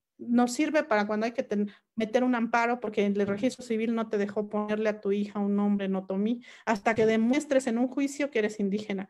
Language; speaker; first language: Spanish; non-native, local second language; Mixtepec Mixtec